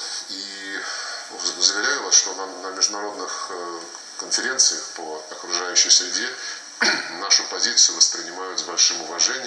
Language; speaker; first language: Russian; native; Russian